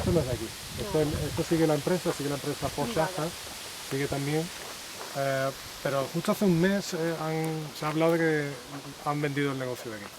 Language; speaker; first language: Spanish; native; Spanish